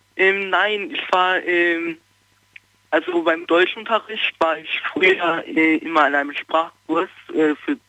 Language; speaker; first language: German; early bilingual, other home language; Turkish